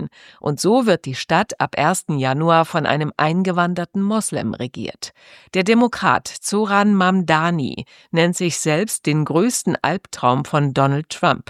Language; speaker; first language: German; native; German